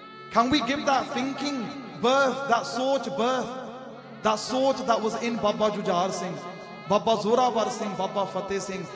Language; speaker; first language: English; early bilingual, other home language; Punjabi